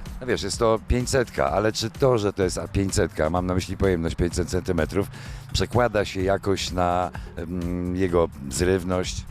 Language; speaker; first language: Polish; native; Polish